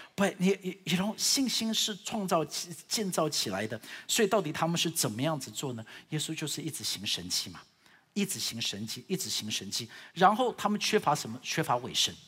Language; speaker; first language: Chinese; early bilingual, heritage; Chinese